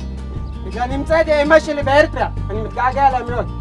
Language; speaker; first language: Hebrew; native; Hebrew